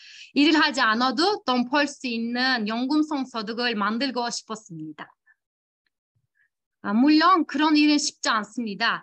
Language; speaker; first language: Korean; non-native, fluent; Turkish